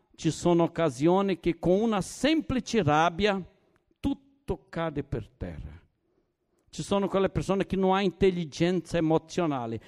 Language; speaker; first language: Italian; non-native, fluent; Portuguese